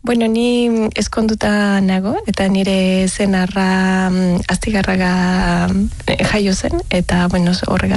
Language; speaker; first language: Basque; non-native, learner; Spanish